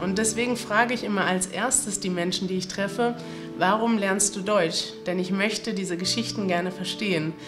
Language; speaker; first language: German; native; German